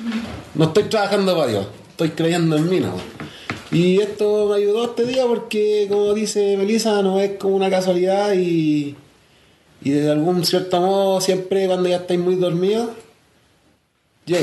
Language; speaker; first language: Spanish; native; Spanish